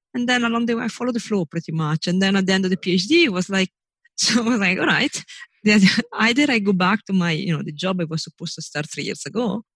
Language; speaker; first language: English; non-native, fluent; Italian